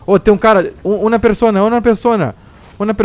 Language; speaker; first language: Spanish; non-native, learner; Portuguese